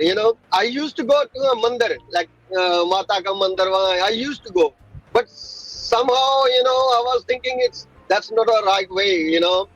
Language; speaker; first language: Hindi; early bilingual, heritage; Hindi